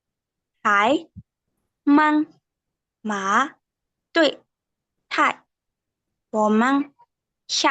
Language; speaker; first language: Chinese; non-native, learner; Burmese